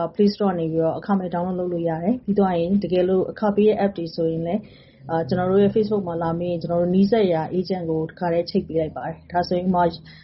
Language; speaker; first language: Burmese; native; Burmese